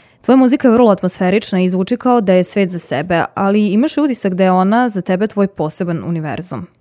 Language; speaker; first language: Serbian; native; Serbian